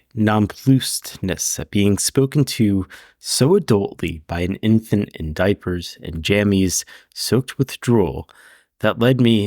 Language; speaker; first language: English; native; English